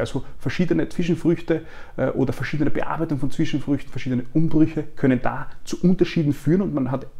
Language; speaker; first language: German; native; German